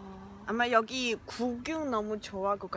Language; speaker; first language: Korean; non-native, learner; Chinese